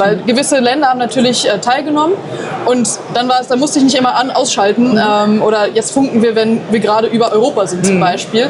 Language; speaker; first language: German; native; German